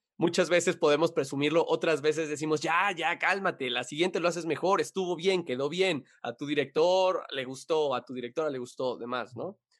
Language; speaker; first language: Spanish; native; Spanish